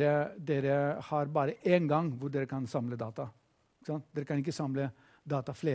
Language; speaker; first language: Norwegian; non-native, fluent; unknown